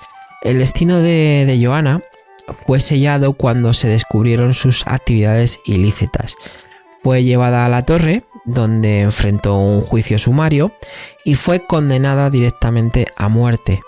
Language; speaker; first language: Spanish; native; Spanish